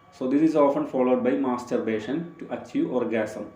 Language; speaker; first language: English; non-native, local second language; Malayalam